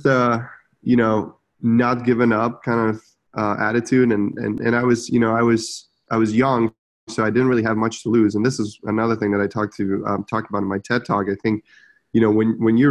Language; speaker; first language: English; non-native, fluent; Czech